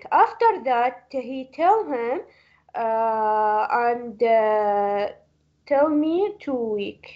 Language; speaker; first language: English; non-native, learner; Arabic